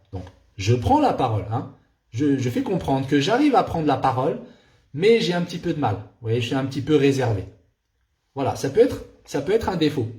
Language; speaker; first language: French; non-native, local second language; Arabic